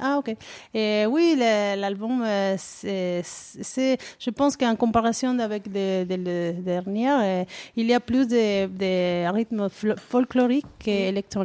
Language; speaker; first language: French; non-native, learner; Spanish